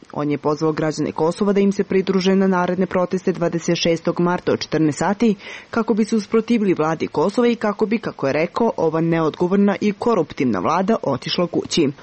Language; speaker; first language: Serbian; non-native, local second language; Albanian